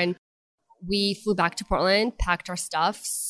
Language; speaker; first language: English; non-native, fluent; Russian